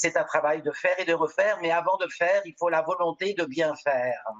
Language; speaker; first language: French; native; French